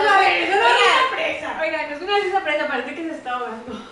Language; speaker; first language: Spanish; native; Spanish